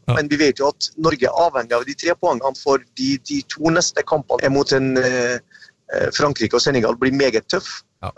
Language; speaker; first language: Norwegian; early bilingual, other home language; Arabic